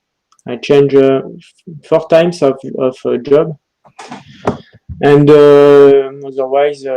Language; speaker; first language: English; non-native, learner; French